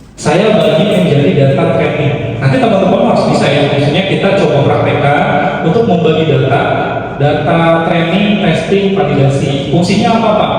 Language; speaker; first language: Indonesian; native; Indonesian